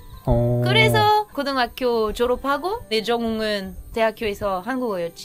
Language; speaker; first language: Korean; non-native, fluent; French